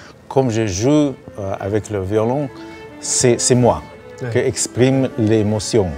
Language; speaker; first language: French; non-native, learner; Russian